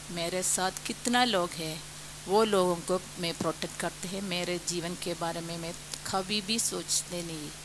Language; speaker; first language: Hindi; non-native, local second language; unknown